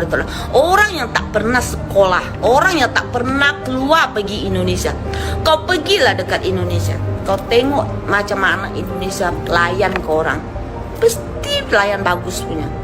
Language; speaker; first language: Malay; non-native, fluent; Indonesian